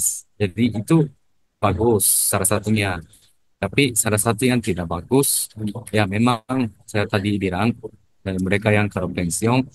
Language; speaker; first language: Indonesian; non-native, learner; Japanese